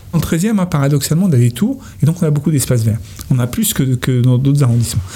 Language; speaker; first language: French; native; French